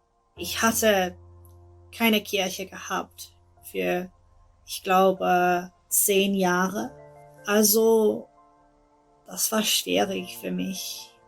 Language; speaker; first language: German; non-native, learner; English